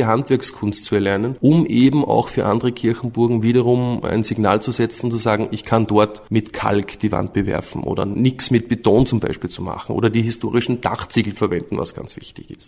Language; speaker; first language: German; native; German